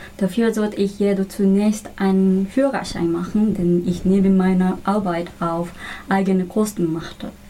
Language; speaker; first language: German; non-native, fluent; Japanese